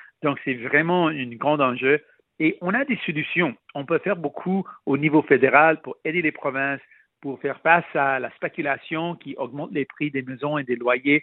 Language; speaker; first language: French; non-native, local second language; Punjabi